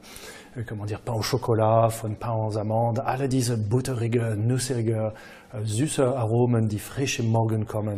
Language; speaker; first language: German; non-native, fluent; French